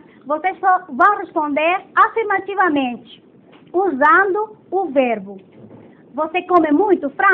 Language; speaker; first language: Portuguese; non-native, fluent; Spanish